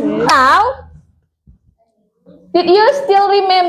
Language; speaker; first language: English; non-native, local second language; Indonesian